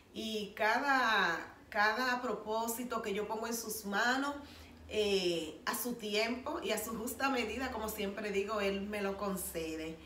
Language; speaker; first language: Spanish; native; Spanish